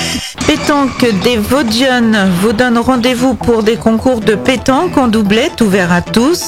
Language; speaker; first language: French; native; French